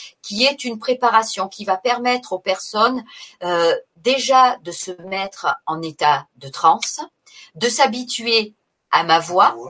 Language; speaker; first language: French; native; French